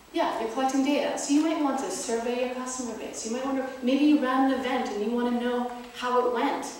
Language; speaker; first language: English; native; English